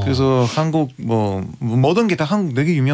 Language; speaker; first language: Korean; non-native, fluent; Bulgarian